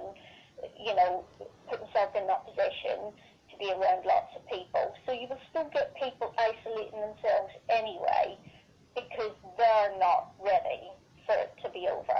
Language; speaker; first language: English; native; English